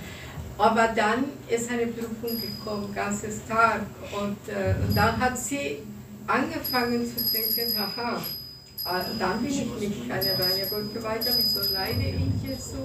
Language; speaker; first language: German; non-native, fluent; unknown